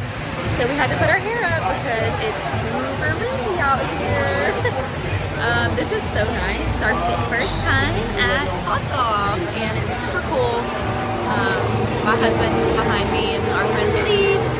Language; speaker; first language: English; native; English